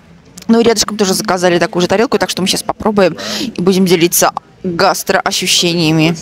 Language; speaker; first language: Russian; native; Russian